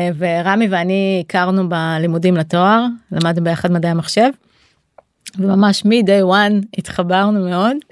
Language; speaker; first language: Hebrew; native; Hebrew